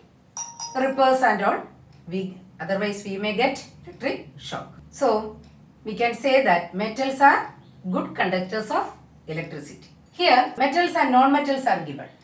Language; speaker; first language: English; non-native, local second language; Malayalam